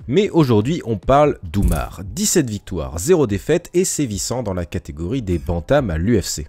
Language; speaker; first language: French; native; French